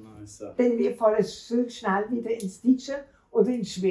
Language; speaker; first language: German; non-native, fluent; French